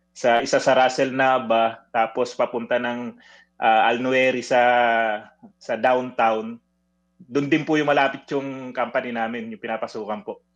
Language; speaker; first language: Filipino; native; Filipino